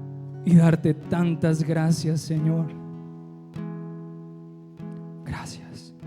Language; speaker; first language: Spanish; native; Spanish